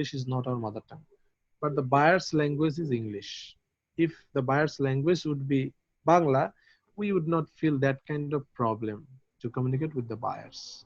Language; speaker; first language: English; non-native, fluent; Bangla